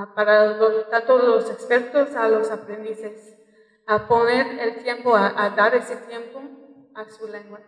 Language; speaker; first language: Spanish; non-native, fluent; English